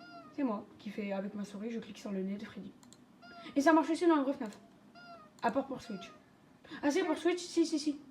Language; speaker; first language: French; native; French